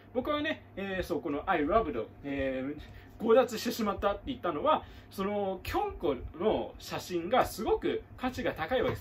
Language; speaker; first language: Japanese; native; Japanese